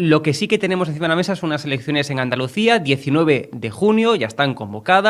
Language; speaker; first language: Spanish; native; Spanish